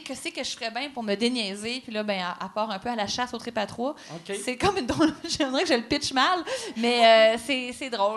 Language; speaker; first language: French; native; French